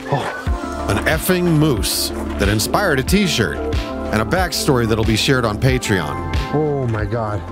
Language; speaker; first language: English; native; English